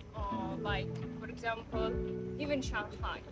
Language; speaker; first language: English; non-native, fluent; Russian